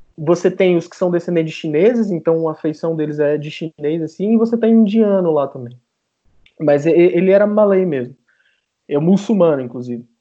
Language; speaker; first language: Portuguese; native; Portuguese